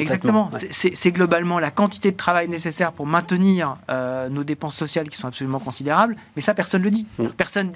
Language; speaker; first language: French; native; French